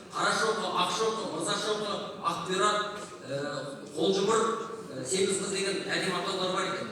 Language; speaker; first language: Kazakh; native; Kazakh